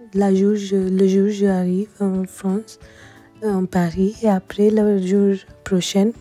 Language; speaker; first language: French; non-native, learner; Hindi